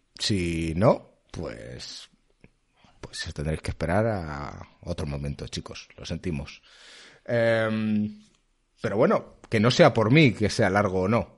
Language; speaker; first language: Spanish; native; Spanish